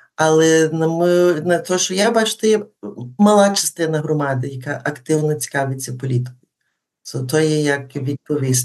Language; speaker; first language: Ukrainian; early bilingual, heritage; Ukrainian